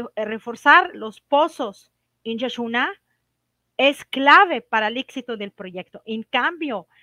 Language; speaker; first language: Spanish; non-native, fluent; Arabic